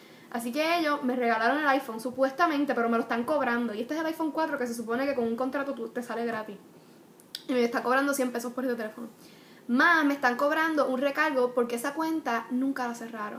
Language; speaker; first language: Spanish; early bilingual, heritage; Spanish